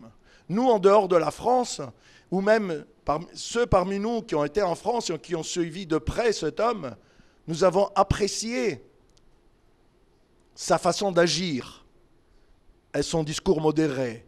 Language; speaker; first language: French; non-native, fluent; Greek